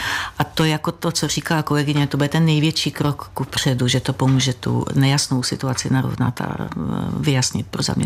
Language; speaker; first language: Czech; native; Czech